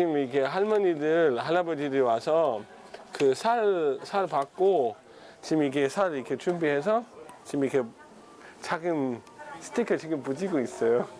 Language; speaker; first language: Korean; non-native, fluent; Danish